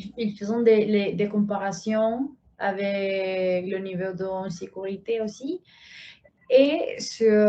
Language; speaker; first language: French; non-native, learner; Spanish